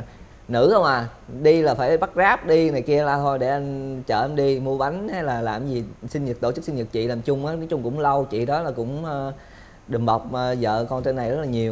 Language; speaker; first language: Vietnamese; native; Vietnamese